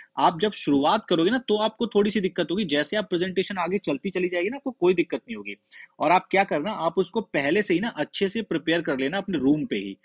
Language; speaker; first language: Hindi; native; Hindi